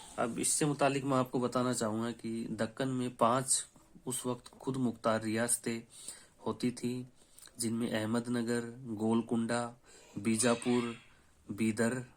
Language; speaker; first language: Urdu; native; Urdu